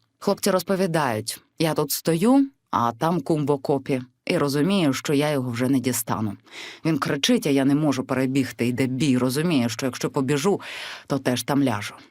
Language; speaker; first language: Ukrainian; native; Ukrainian